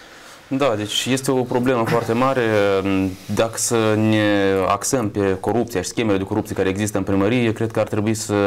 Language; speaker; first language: Romanian; native; Romanian